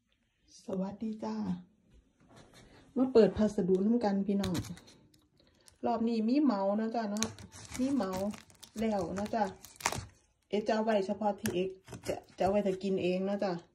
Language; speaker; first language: Thai; non-native, local second language; Northeastern Thai